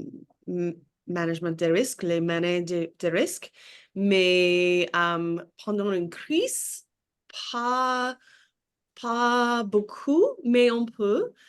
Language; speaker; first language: French; non-native, learner; English